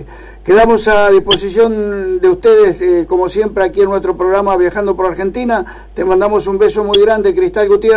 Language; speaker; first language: Spanish; native; Spanish